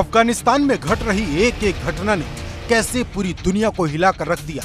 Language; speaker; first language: Hindi; native; Hindi